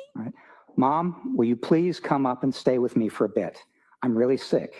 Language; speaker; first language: English; native; English